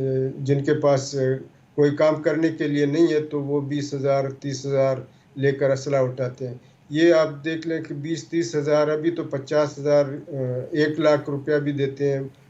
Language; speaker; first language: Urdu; non-native, local second language; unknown